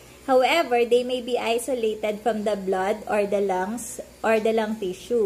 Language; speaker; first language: English; non-native, local second language; Filipino